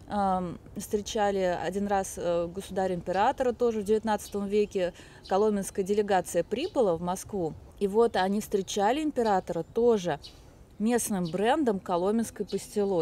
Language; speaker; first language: Russian; native; Russian